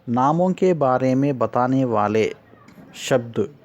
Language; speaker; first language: Hindi; non-native, local second language; Telugu